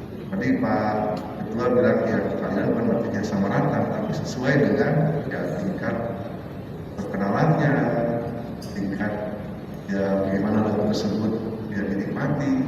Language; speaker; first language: Indonesian; native; Indonesian